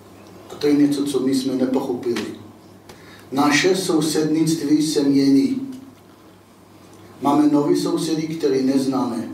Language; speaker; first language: Czech; non-native, fluent; Hebrew